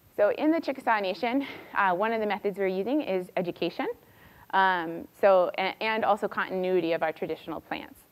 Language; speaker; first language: English; native; English